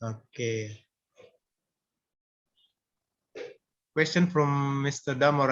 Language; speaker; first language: English; non-native, fluent; Indonesian